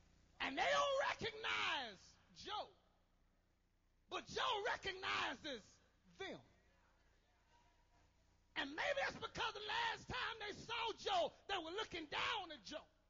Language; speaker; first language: English; native; English